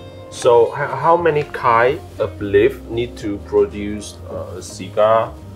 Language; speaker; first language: English; non-native, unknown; Vietnamese